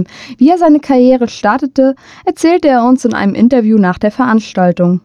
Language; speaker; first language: German; native; German